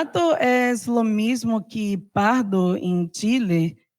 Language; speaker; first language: Portuguese; non-native, learner; Spanish